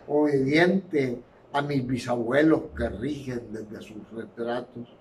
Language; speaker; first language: Spanish; native; Spanish